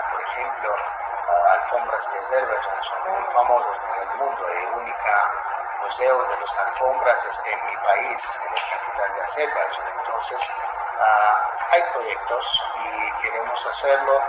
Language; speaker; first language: Spanish; non-native, fluent; Azerbaijani